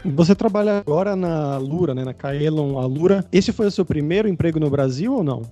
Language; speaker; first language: Portuguese; native; Portuguese